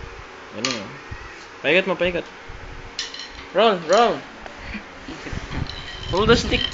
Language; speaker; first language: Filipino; native; Filipino